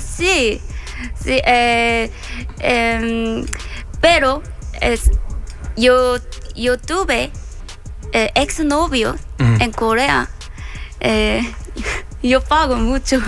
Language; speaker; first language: Spanish; non-native, learner; Korean